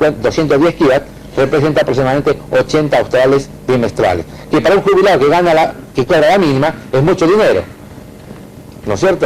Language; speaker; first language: Spanish; native; Spanish